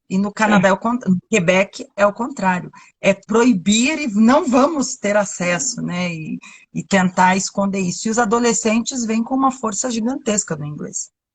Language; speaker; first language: Portuguese; native; Portuguese